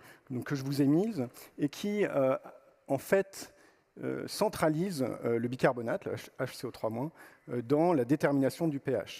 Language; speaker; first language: French; native; French